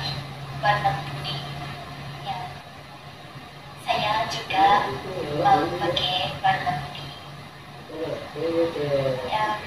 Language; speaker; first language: Indonesian; non-native, learner; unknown